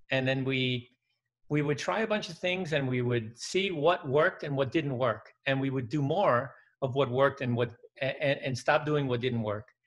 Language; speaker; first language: English; early bilingual, other home language; Dutch